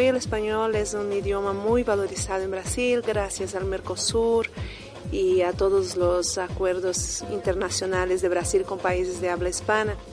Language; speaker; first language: Spanish; non-native, fluent; Portuguese